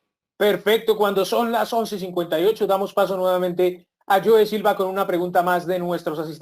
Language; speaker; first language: Spanish; native; Spanish